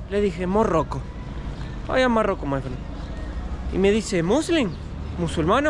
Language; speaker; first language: Spanish; native; Spanish